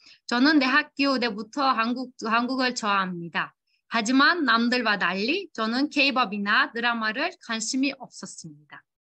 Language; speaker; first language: Korean; non-native, fluent; Turkish